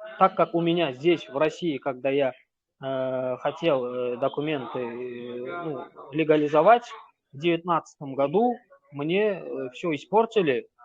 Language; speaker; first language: Russian; non-native, local second language; Turkmen